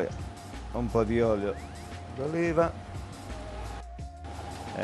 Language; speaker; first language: Italian; native; Italian